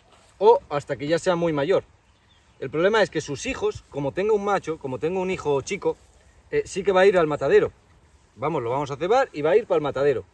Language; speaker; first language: Spanish; native; Spanish